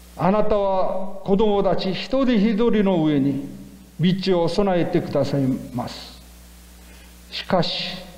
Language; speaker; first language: Japanese; non-native, fluent; Korean